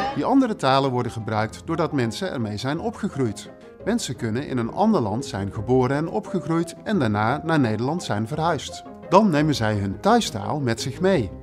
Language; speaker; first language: Dutch; native; Dutch